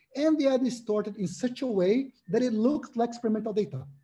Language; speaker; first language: English; non-native, fluent; Portuguese